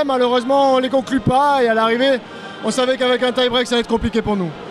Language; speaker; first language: French; native; French